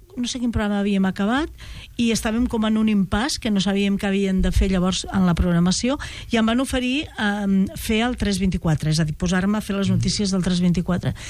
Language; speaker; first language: Catalan; native; Catalan